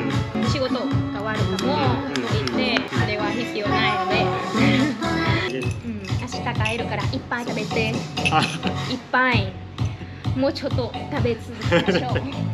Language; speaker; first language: Japanese; non-native, learner; Vietnamese